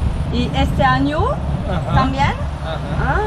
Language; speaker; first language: Spanish; non-native, learner; French